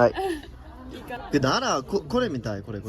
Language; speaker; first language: Japanese; non-native, learner; Korean